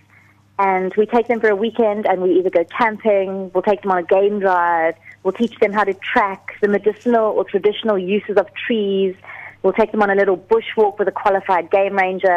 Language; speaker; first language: English; native; English